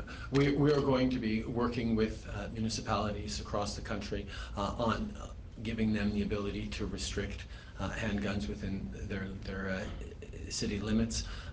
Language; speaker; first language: English; early bilingual, other home language; French